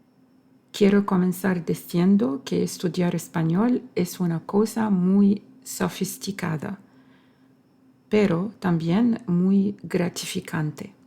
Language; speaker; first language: Spanish; non-native, fluent; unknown